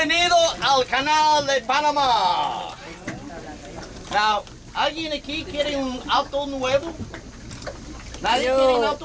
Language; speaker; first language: Spanish; non-native, learner; English